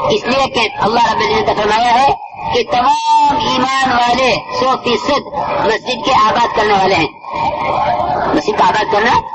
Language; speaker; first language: Urdu; native; Urdu